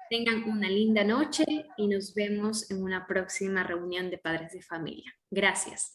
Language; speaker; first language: Spanish; native; Spanish